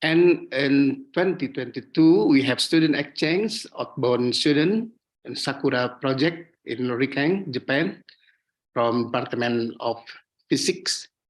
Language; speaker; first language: English; non-native, learner; Indonesian